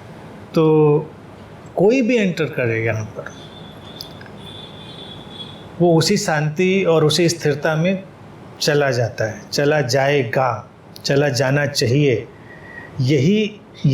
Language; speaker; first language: Hindi; native; Hindi